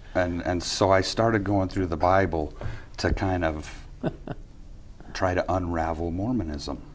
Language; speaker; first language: English; native; English